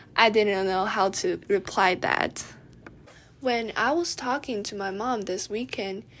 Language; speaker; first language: English; non-native, fluent; Chinese